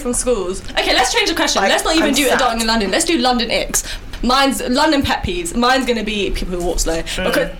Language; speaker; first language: English; native; English